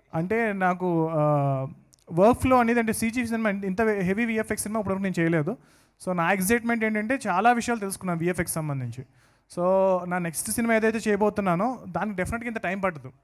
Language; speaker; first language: Telugu; native; Telugu